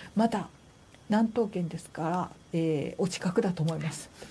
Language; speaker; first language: Japanese; native; Japanese